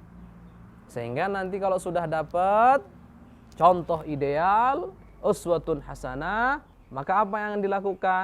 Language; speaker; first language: Indonesian; native; Indonesian